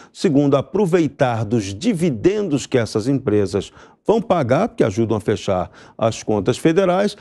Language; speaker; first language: Portuguese; native; Portuguese